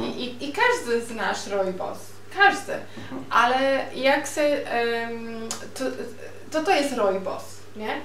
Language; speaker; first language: Polish; non-native, learner; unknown